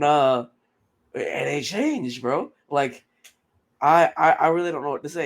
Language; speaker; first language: English; native; English